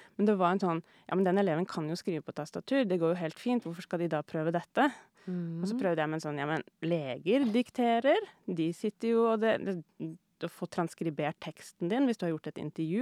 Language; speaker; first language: Norwegian; native; Norwegian